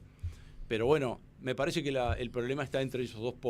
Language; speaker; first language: Spanish; native; Spanish